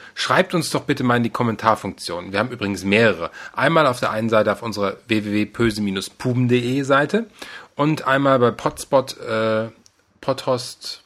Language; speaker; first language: German; native; German